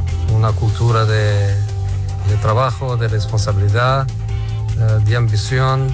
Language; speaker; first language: Spanish; non-native, fluent; Portuguese